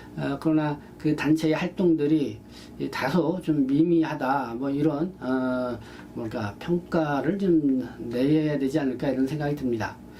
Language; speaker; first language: Korean; native; Korean